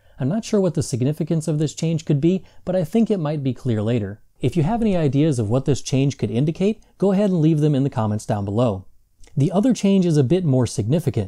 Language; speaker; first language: English; native; English